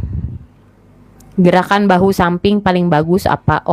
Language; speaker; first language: Indonesian; native; Indonesian